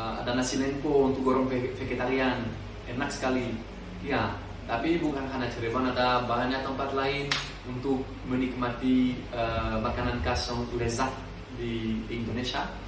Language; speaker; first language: Indonesian; non-native, learner; French